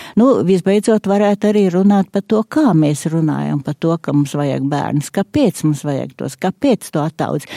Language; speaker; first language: Latvian; native; Latvian